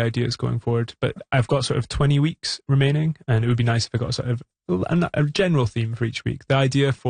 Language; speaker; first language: English; native; English